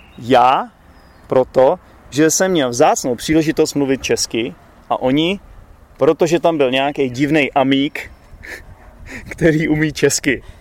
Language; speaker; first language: Czech; native; Czech